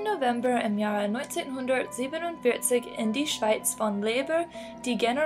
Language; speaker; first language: German; non-native, learner; English